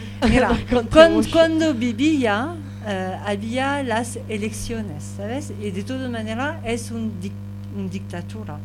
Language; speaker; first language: Spanish; non-native, learner; French